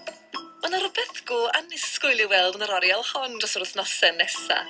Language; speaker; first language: Welsh; native; Welsh